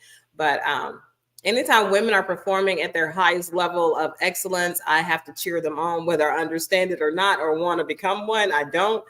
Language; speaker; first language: English; native; English